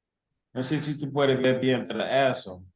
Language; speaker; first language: Spanish; early bilingual, heritage; English